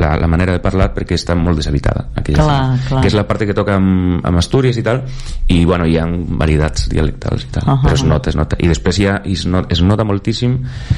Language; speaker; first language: Catalan; non-native, local second language; Spanish